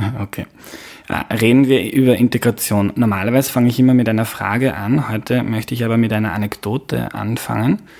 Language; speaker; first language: German; native; German